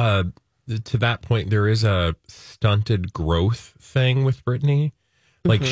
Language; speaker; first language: English; native; English